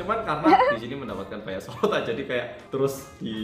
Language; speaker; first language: Indonesian; native; Indonesian